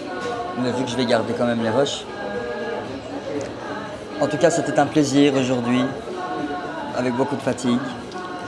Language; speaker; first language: French; early bilingual, heritage; Turkish